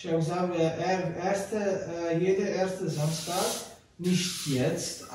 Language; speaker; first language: German; non-native, learner; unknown